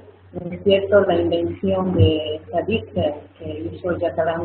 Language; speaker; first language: Spanish; native; Spanish